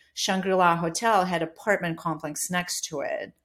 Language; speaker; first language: English; non-native, fluent; Russian